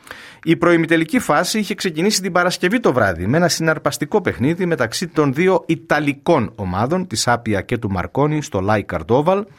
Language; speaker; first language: Greek; native; Greek